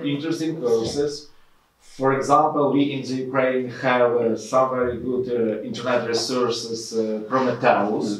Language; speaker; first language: English; non-native, learner; Ukrainian